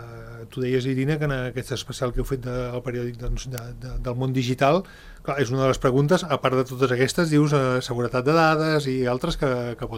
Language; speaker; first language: Catalan; native; Catalan